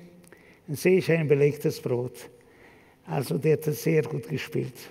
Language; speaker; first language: German; non-native, fluent; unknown